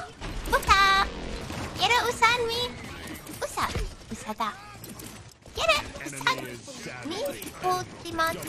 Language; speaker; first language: Spanish; non-native, learner; English